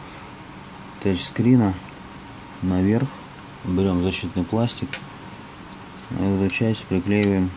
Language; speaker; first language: Russian; native; Russian